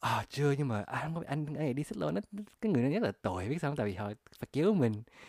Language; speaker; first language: Vietnamese; early bilingual, other home language; English